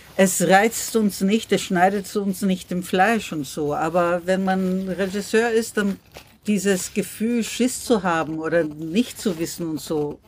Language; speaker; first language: German; non-native, fluent; English